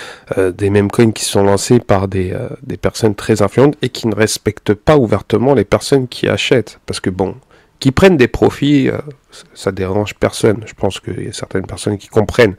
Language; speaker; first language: French; native; French